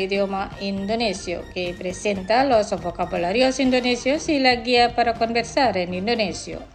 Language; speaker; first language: Spanish; non-native, fluent; Indonesian